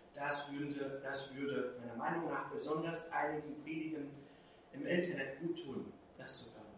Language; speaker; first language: German; non-native, fluent; Portuguese